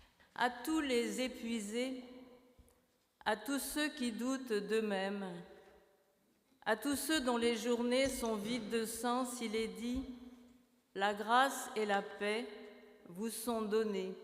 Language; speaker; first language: French; native; French